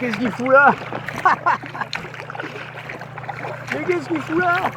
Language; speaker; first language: French; native; French